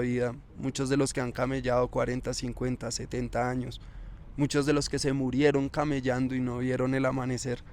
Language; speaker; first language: Spanish; native; Spanish